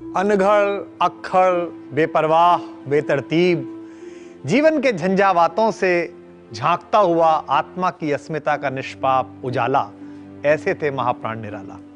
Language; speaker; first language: Hindi; native; Hindi